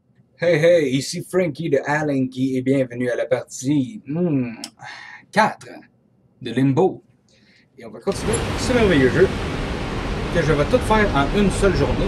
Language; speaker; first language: French; native; French